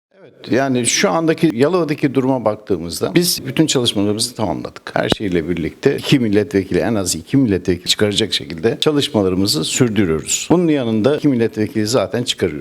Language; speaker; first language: Turkish; native; Turkish